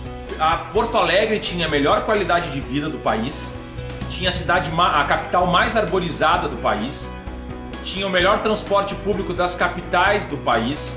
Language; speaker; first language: Portuguese; native; Portuguese